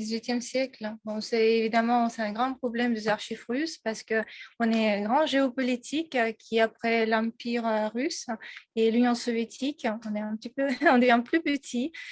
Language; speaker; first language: French; non-native, fluent; Russian